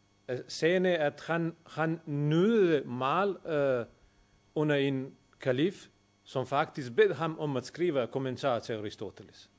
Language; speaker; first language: Danish; non-native, fluent; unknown